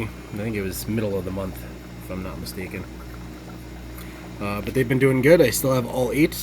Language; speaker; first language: English; native; English